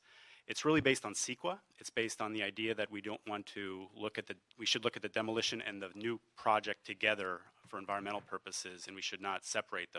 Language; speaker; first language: English; native; English